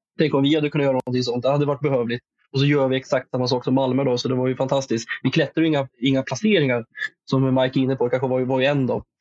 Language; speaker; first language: Swedish; native; Swedish